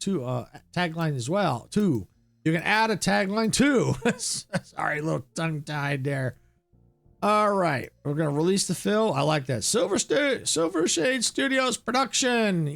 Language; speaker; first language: English; native; English